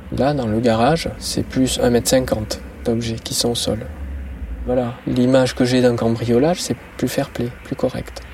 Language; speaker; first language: French; native; French